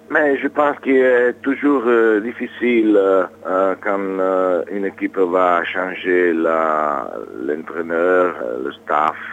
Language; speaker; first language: French; non-native, learner; Italian